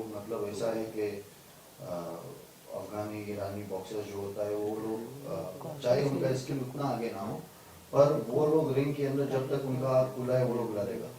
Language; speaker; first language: Hindi; non-native, fluent; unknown